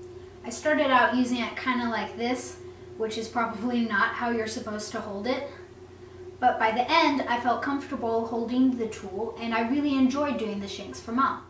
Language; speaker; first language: English; native; English